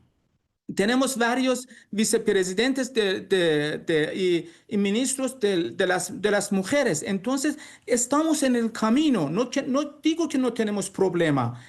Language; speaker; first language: Spanish; non-native, learner; Persian